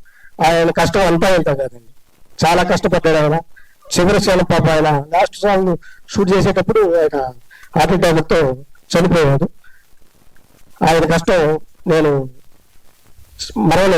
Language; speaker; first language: Telugu; native; Telugu